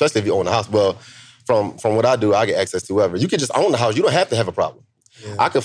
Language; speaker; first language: English; native; English